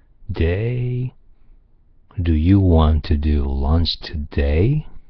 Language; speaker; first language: English; non-native, fluent; Japanese